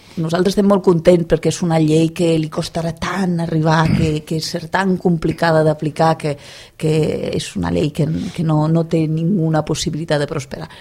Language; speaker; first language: Catalan; non-native, fluent; Italian